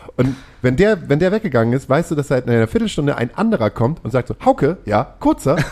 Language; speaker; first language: German; native; German